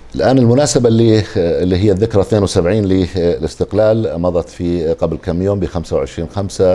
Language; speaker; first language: Arabic; native; Arabic